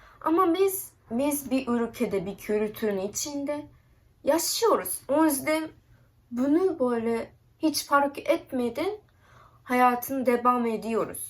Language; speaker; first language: Turkish; non-native, learner; Japanese